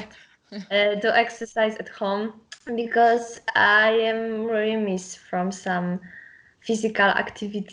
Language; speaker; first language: English; non-native, learner; Polish